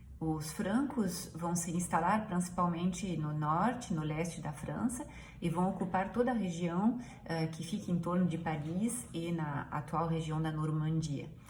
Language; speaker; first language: Portuguese; non-native, fluent; French